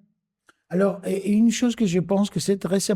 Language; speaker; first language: French; non-native, fluent; Spanish